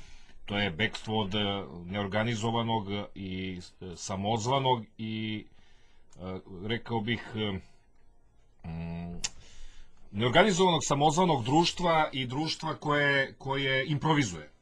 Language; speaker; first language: Serbian; native; Serbian